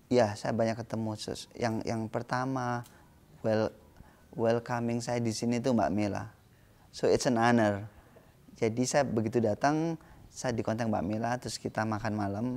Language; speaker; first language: Indonesian; native; Indonesian